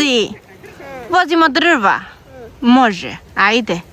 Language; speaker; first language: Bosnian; non-native, learner; Chinese